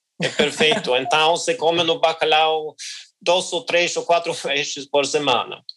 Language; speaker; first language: Portuguese; non-native, learner; Norwegian